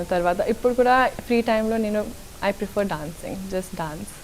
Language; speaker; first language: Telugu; non-native, local second language; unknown